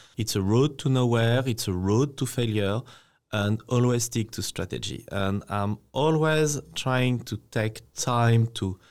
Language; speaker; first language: English; non-native, fluent; French